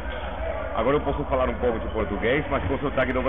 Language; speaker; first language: Portuguese; non-native, learner; Spanish